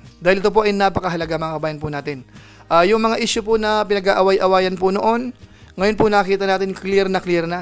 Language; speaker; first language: Filipino; native; Filipino